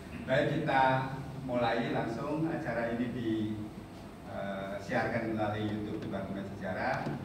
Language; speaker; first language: Indonesian; native; Indonesian